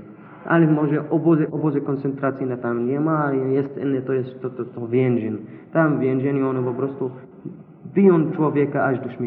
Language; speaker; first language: Polish; non-native, learner; Arabic